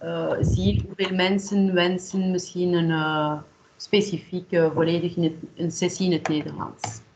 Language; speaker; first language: Dutch; non-native, local second language; French